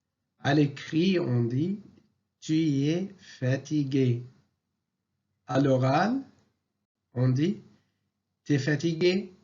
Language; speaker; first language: French; non-native, local second language; Arabic